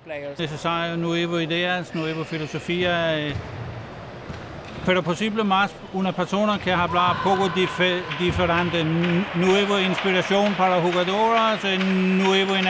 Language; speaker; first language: Spanish; non-native, learner; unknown